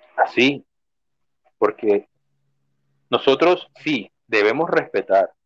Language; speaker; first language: Spanish; native; Spanish